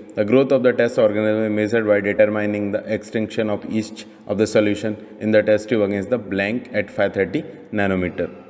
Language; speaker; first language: English; non-native, local second language; Hindi